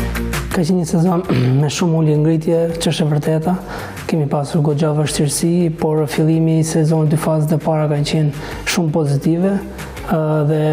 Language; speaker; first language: Albanian; native; Albanian